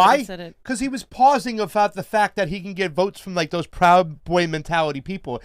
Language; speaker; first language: English; native; English